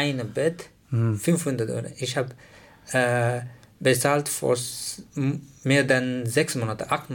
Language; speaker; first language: German; non-native, learner; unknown